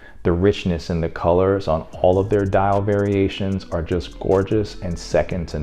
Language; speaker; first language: English; native; English